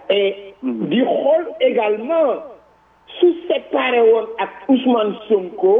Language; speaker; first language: French; non-native, local second language; Wolof